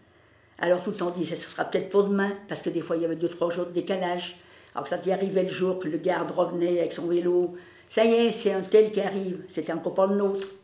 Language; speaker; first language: French; native; French